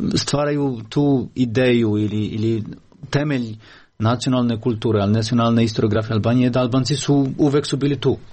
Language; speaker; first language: Croatian; non-native, fluent; Albanian